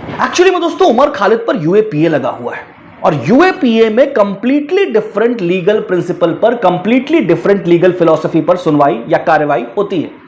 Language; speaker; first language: Hindi; native; Hindi